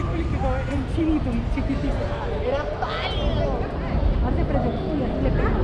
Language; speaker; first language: Spanish; native; Spanish